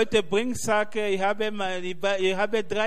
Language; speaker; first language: German; non-native, learner; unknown